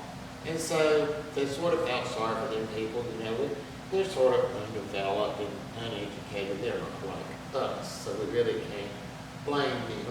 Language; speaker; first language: English; native; English